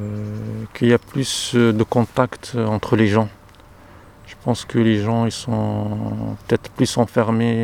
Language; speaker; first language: French; non-native, local second language; Arabic